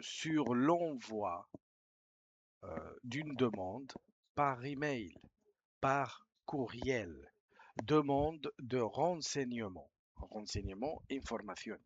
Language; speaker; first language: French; non-native, fluent; Spanish